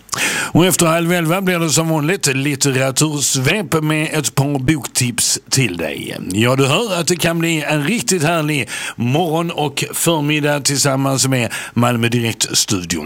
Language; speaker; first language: Swedish; native; Swedish